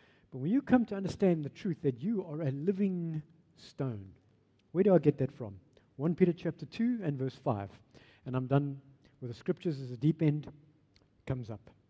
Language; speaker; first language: English; non-native, local second language; Afrikaans